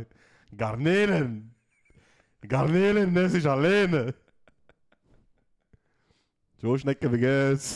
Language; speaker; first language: German; native; German